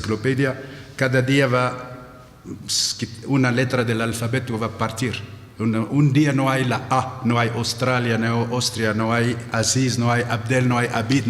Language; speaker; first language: Spanish; non-native, fluent; Arabic